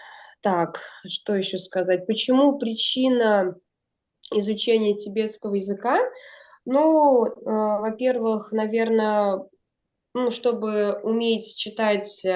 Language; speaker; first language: Russian; native; Russian